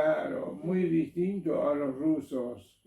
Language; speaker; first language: Spanish; non-native, local second language; German